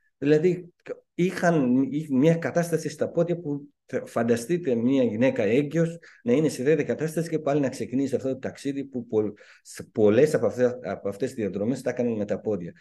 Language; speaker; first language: Greek; non-native, fluent; Persian